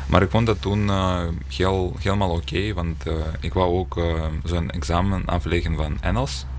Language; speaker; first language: Dutch; non-native, fluent; Ukrainian